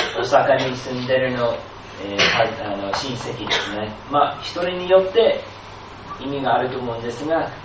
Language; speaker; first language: Japanese; non-native, fluent; English